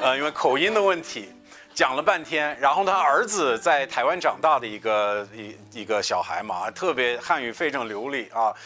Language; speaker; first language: Chinese; non-native, fluent; English